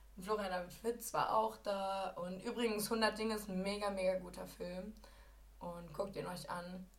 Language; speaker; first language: German; native; German